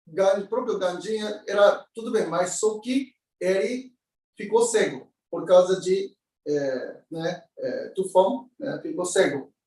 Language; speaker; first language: Portuguese; non-native, learner; Japanese